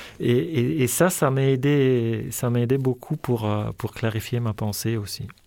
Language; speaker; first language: French; non-native, fluent; Italian